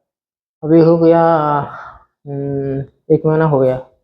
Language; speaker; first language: Hindi; non-native, local second language; Odia